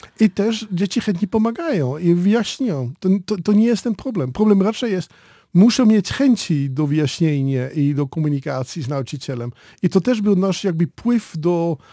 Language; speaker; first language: Polish; non-native, learner; Dutch